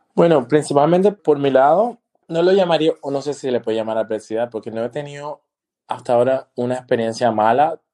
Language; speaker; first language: Spanish; native; Spanish